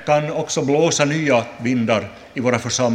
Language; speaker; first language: Swedish; non-native, local second language; Finnish